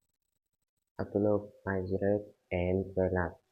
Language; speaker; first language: English; non-native, learner; Vietnamese